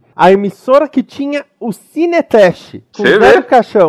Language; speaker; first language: Portuguese; native; Portuguese